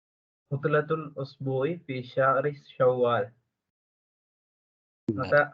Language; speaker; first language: Arabic; non-native, learner; Tamil